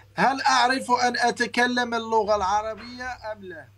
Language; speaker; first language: Arabic; non-native, local second language; Riffian